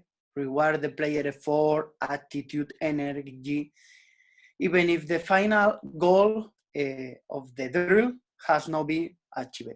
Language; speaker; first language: English; non-native, learner; Spanish